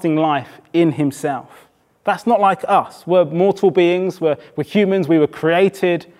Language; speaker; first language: English; native; English